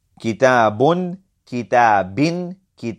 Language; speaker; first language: Arabic; non-native, fluent; English